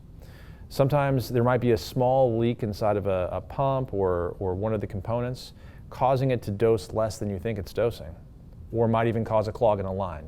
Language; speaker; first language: English; native; English